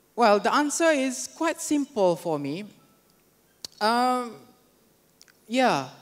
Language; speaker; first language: English; non-native, local second language; Malay